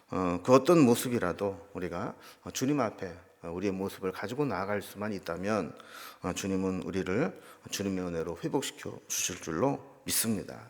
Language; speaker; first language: Korean; native; Korean